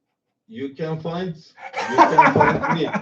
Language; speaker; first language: English; non-native, learner; Turkish